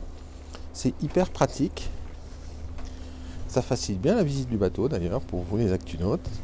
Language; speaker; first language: French; native; French